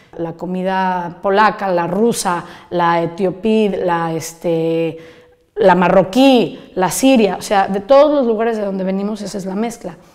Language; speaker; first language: Spanish; native; Spanish